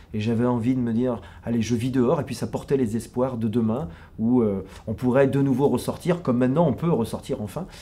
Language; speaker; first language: French; native; French